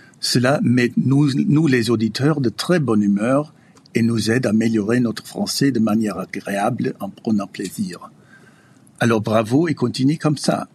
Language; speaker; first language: French; non-native, fluent; English